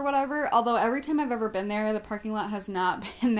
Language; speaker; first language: English; native; English